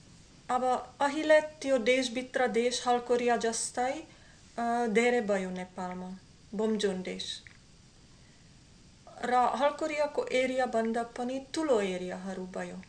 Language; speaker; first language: Nepali; non-native, learner; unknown